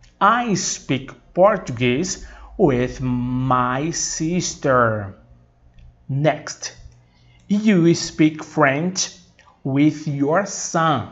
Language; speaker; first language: English; non-native, fluent; Portuguese